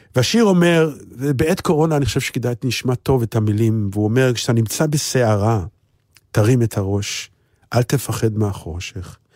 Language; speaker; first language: Hebrew; native; Hebrew